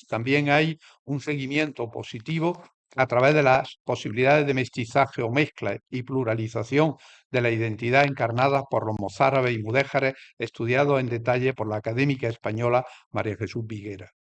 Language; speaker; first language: Spanish; native; Spanish